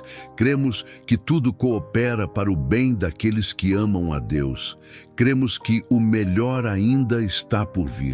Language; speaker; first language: Portuguese; native; Portuguese